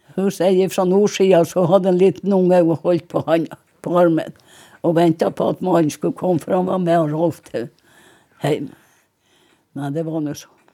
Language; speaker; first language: Norwegian; native; Norwegian